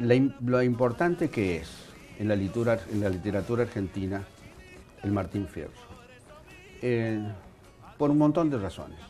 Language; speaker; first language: Spanish; native; Spanish